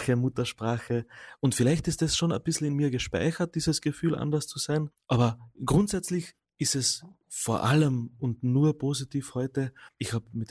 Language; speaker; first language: German; non-native, local second language; Slovenian